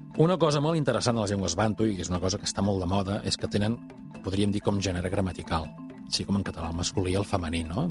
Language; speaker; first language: Catalan; native; Catalan